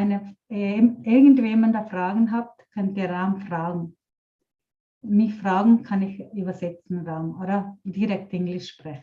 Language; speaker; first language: German; non-native, fluent; Telugu